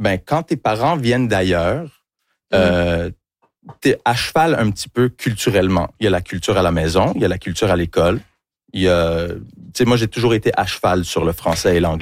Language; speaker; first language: French; early bilingual, other home language; English